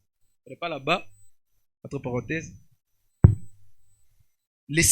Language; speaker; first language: French; non-native, local second language; Swahili